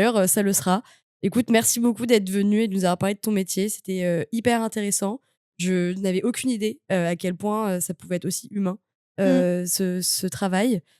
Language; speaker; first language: French; native; French